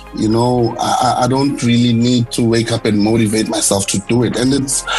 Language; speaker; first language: English; non-native, local second language; Zulu